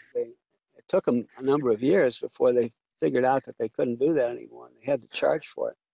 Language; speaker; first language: English; native; English